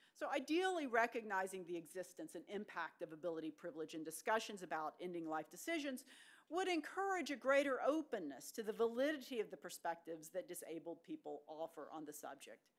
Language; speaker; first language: English; native; English